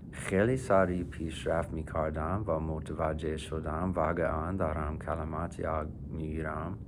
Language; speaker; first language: Persian; non-native, fluent; English